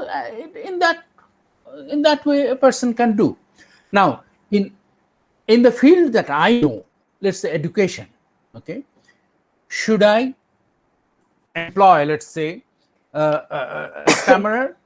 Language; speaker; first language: English; non-native, local second language; Bangla